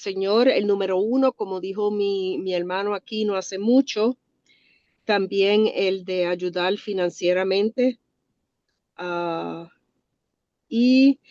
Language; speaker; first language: Spanish; early bilingual, other home language; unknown